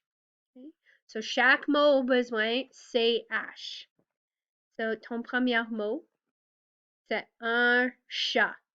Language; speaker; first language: French; non-native, fluent; English